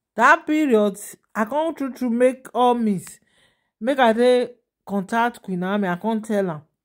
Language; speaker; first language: Nigerian Pidgin; non-native, local second language; Yoruba